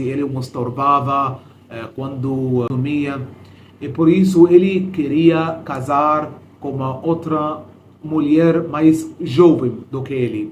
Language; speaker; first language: Portuguese; non-native, fluent; Arabic